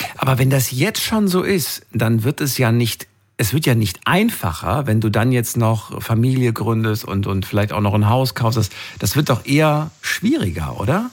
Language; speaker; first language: German; native; German